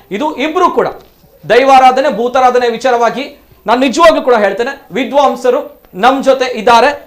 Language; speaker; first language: Kannada; non-native, local second language; Tulu